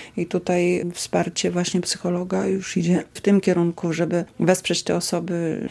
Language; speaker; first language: Polish; native; Polish